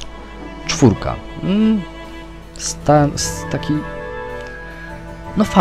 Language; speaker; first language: Polish; native; Polish